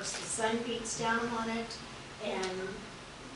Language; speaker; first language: English; native; English